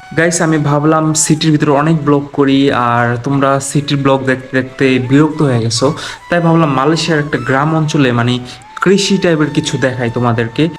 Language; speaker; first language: Bangla; native; Bangla